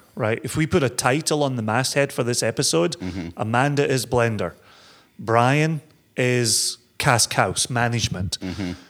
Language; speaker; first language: English; native; English